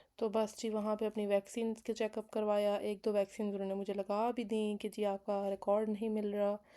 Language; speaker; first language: Urdu; native; Urdu